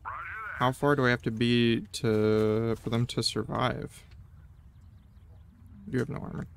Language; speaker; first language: English; native; English